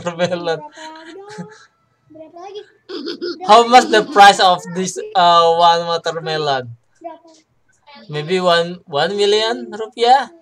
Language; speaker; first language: English; non-native, learner; Indonesian